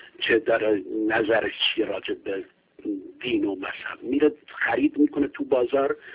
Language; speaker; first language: Persian; non-native, local second language; Kurdish